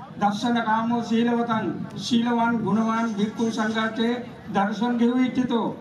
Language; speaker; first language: Marathi; non-native, fluent; Sinhala